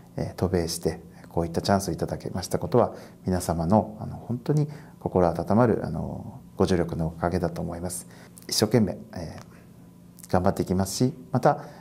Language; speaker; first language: Japanese; native; Japanese